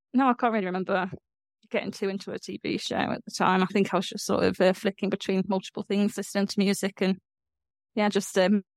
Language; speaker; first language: English; native; English